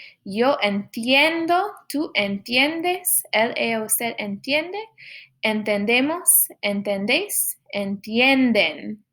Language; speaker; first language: Spanish; non-native, fluent; English